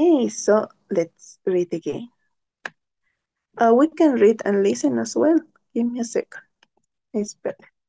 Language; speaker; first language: English; non-native, learner; Spanish